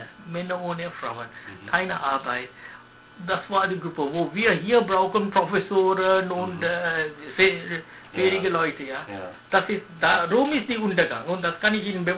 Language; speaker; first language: German; non-native, learner; Sinhala